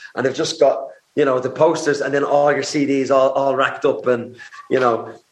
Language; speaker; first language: English; native; English